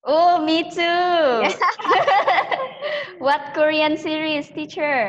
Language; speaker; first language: English; non-native, learner; Thai